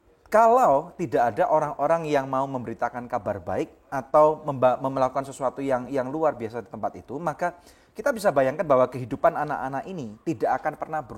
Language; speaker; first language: Indonesian; native; Indonesian